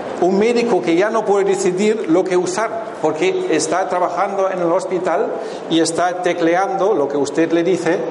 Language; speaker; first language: Spanish; non-native, fluent; German